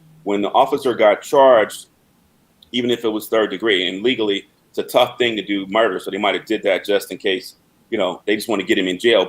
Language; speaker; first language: English; native; English